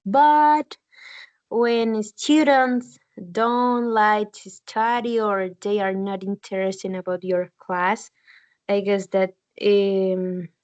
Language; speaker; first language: English; non-native, learner; Spanish